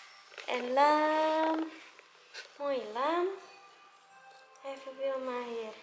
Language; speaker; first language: Dutch; non-native, learner; Indonesian